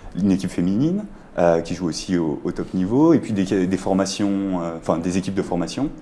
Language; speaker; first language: French; native; French